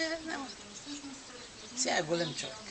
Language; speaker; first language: Bulgarian; early bilingual, heritage; Bulgarian